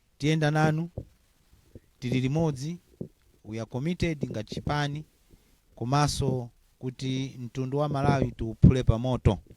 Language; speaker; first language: Nyanja; non-native, local second language; Tumbuka